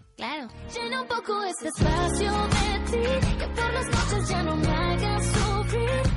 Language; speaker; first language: Spanish; native; Spanish